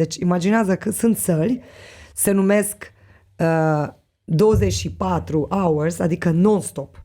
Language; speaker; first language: Romanian; non-native, local second language; Hungarian